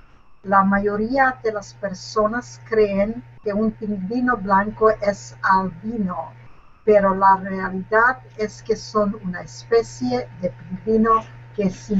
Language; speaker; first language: Spanish; non-native, learner; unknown